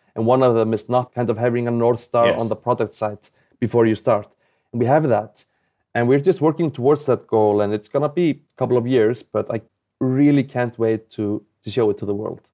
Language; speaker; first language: English; non-native, fluent; Icelandic